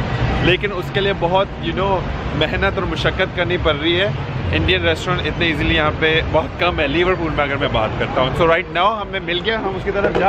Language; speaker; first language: Hindi; non-native, local second language; Pashto